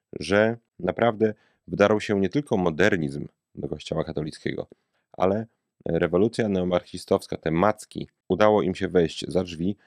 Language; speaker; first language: Polish; native; Polish